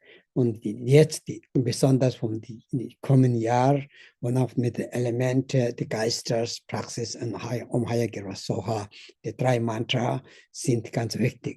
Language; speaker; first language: German; non-native, learner; Tibetan